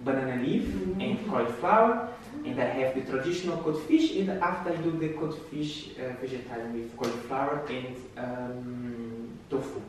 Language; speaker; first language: English; non-native, learner; Portuguese